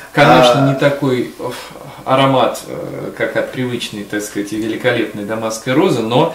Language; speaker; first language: Russian; native; Russian